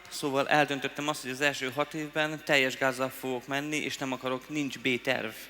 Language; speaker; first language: Hungarian; native; Hungarian